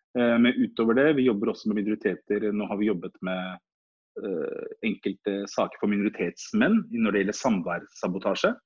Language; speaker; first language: Norwegian; early bilingual, other home language; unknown